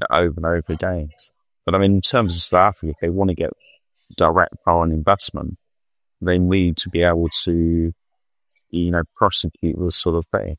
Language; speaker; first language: English; native; English